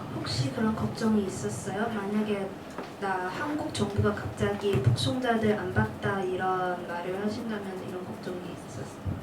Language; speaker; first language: Korean; non-native, fluent; Cantonese